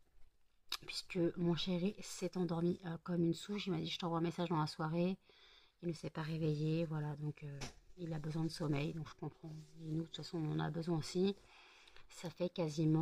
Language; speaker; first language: French; native; French